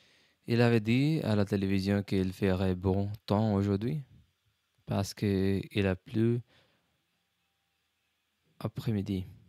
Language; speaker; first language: French; non-native, learner; English